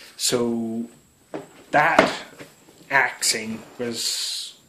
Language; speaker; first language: English; native; English